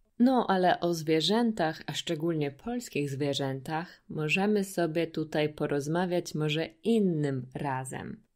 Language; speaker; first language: Polish; native; Polish